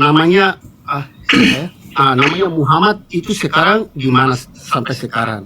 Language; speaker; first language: Indonesian; non-native, fluent; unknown